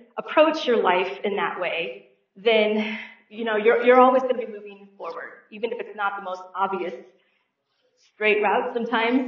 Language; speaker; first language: English; native; English